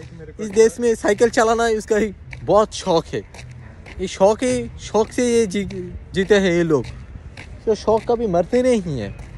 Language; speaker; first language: Hindi; non-native, learner; Bangla